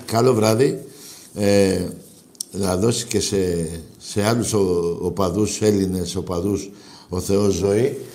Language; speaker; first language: Greek; native; Greek